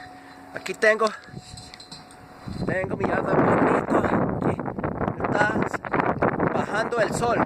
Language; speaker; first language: Spanish; non-native, fluent; English